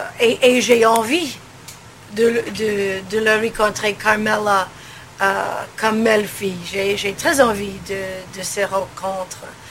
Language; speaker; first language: French; non-native, learner; English